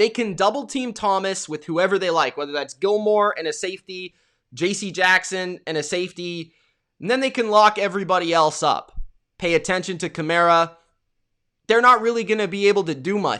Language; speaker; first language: English; native; English